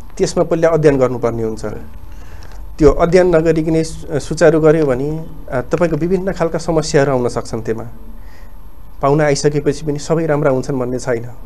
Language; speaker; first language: Nepali; native; Nepali